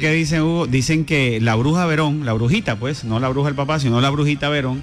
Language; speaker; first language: Spanish; native; Spanish